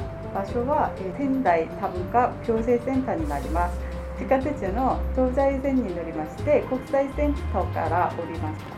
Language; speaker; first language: Japanese; non-native, fluent; Korean